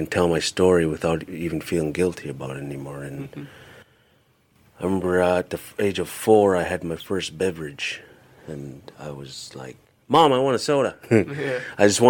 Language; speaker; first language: English; early bilingual, other home language; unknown